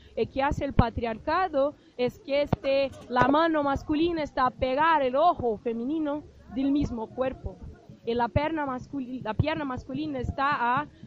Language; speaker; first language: Spanish; non-native, fluent; Portuguese